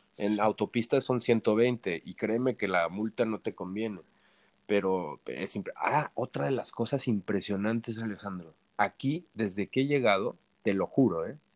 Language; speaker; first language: Spanish; native; Spanish